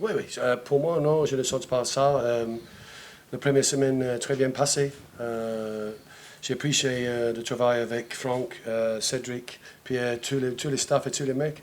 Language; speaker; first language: French; non-native, fluent; English